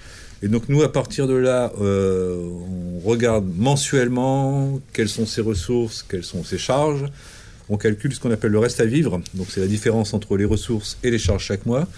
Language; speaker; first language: French; native; French